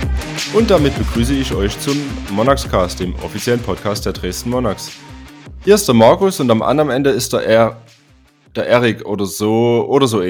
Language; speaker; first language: German; native; German